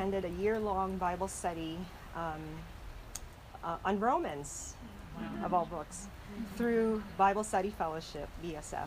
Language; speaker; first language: English; non-native, local second language; Filipino